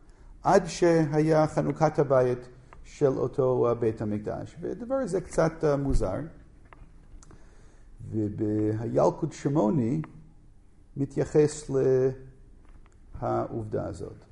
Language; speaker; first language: Hebrew; non-native, fluent; English